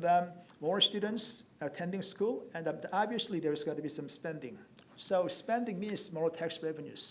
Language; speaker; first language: English; non-native, fluent; Korean